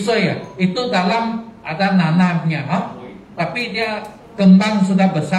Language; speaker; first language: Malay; non-native, local second language; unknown